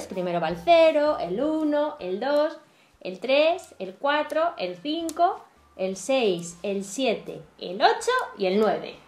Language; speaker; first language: Spanish; native; Spanish